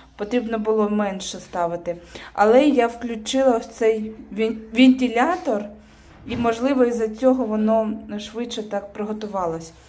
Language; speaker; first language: Ukrainian; non-native, local second language; Russian